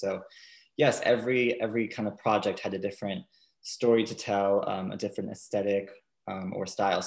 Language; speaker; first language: English; native; English